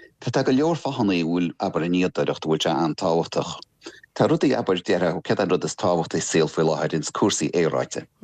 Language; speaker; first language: Irish; non-native, local second language; English